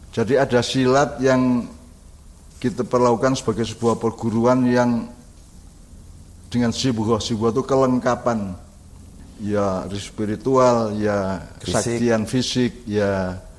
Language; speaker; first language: Indonesian; non-native, local second language; Javanese